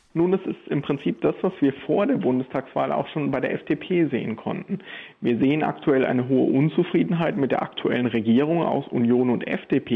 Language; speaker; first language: German; native; German